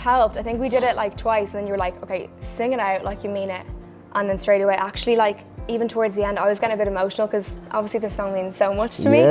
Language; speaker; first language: English; native; English